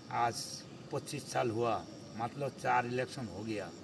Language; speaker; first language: Hindi; non-native, local second language; Bangla